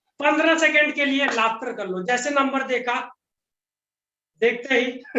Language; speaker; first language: Hindi; native; Hindi